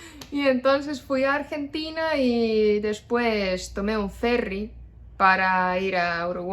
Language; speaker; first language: Spanish; non-native, fluent; Estonian